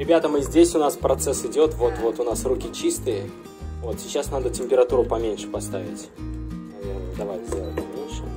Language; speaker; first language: Russian; native; Russian